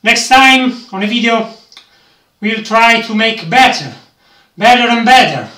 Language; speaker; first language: English; non-native, learner; Italian